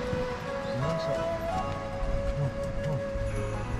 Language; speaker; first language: English; non-native, learner; Japanese